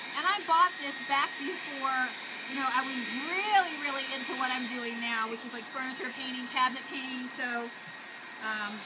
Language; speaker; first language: English; native; English